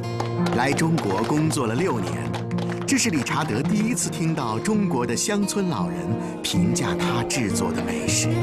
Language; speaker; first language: Chinese; native; Chinese